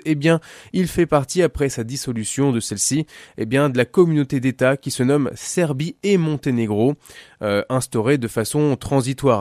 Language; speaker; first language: French; native; French